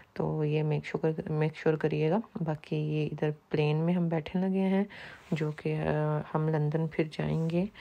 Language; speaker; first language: Urdu; non-native, local second language; Punjabi